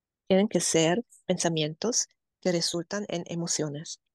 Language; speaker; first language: Spanish; non-native, fluent; German